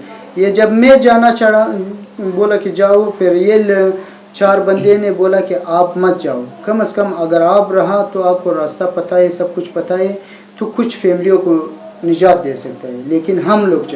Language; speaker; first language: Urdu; non-native, learner; Persian